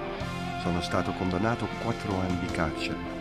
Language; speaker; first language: Italian; non-native, fluent; Dutch